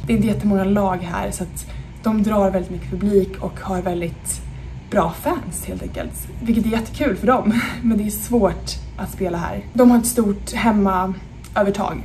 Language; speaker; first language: Swedish; native; Swedish